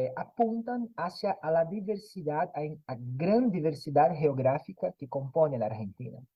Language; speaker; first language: Spanish; non-native, fluent; Portuguese